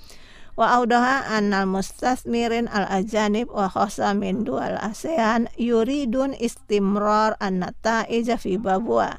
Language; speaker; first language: Arabic; non-native, fluent; Indonesian